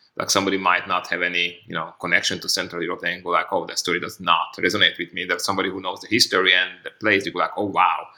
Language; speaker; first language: English; non-native, fluent; Hungarian